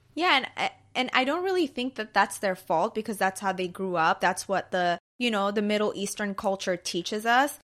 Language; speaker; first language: English; early bilingual, other home language; Persian